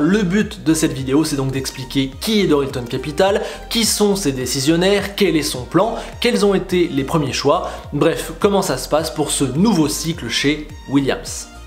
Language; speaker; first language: French; native; French